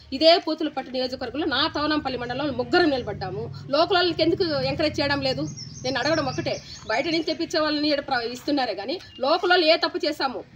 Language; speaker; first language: Telugu; native; Telugu